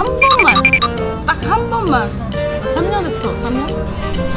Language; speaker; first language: Korean; non-native, fluent; Portuguese